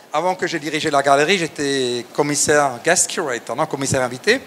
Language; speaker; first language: French; native; French